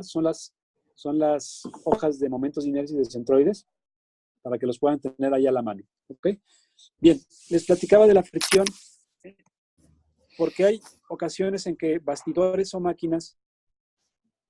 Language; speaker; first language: Spanish; native; Spanish